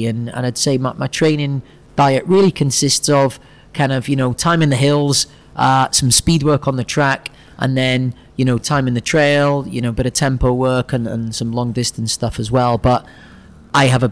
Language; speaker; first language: English; native; English